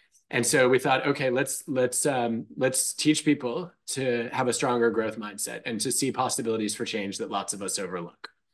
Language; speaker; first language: English; native; English